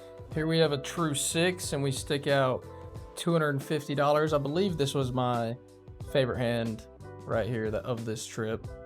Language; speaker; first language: English; native; English